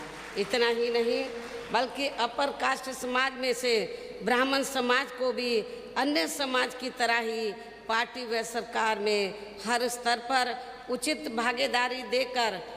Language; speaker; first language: Hindi; native; Hindi